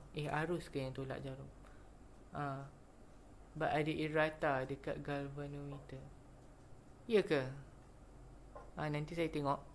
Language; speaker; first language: Malay; native; Malay